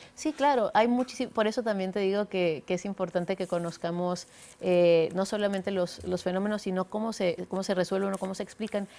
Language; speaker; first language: Spanish; native; Spanish